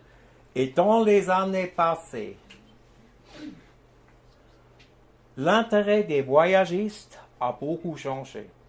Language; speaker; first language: French; non-native, fluent; German